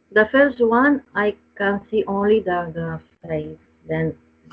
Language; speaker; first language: English; non-native, learner; Spanish